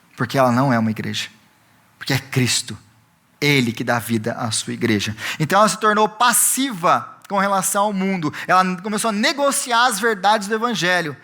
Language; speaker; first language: Portuguese; native; Portuguese